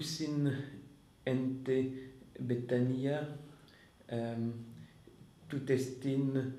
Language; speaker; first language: Greek; non-native, learner; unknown